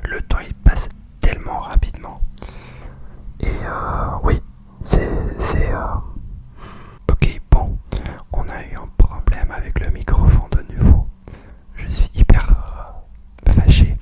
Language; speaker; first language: French; non-native, fluent; English